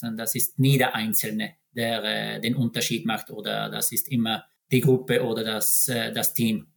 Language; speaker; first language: German; native; German